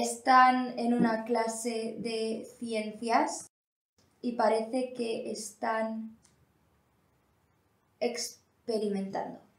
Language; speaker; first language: Spanish; non-native, learner; English